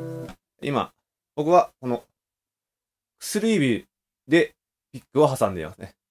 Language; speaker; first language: Japanese; native; Japanese